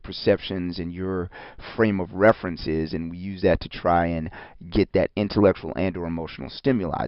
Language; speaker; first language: English; native; English